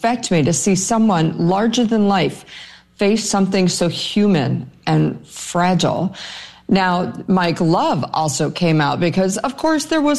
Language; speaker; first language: English; native; English